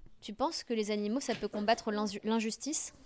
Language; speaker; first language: French; native; French